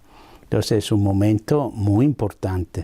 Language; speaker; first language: Spanish; non-native, fluent; Italian